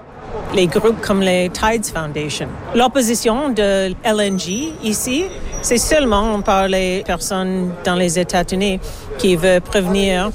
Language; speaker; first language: French; non-native, learner; English